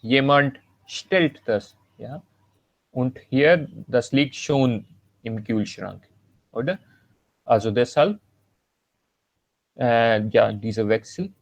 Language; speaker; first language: German; non-native, learner; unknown